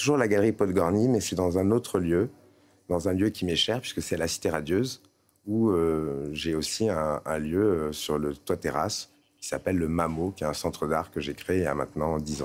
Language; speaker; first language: French; native; French